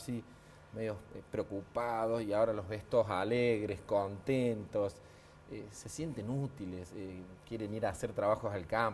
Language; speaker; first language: Spanish; native; Spanish